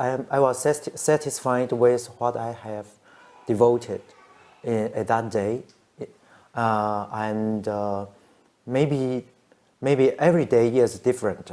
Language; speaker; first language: English; non-native, learner; Chinese